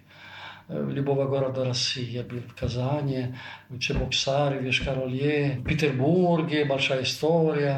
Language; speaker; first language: Russian; non-native, fluent; Italian